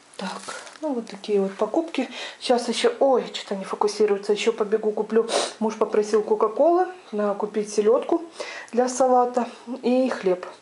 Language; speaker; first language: Russian; non-native, local second language; Ukrainian